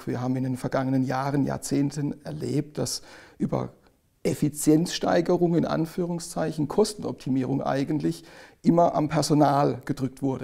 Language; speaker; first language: German; native; German